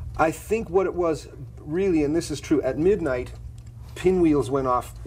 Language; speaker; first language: English; native; English